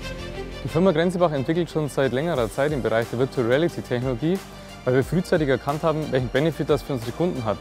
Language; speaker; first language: German; native; German